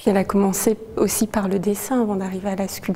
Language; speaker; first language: French; native; French